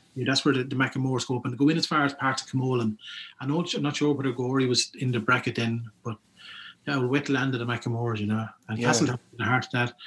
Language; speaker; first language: English; native; English